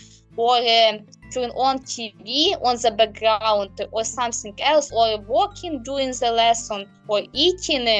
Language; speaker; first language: English; non-native, learner; Ukrainian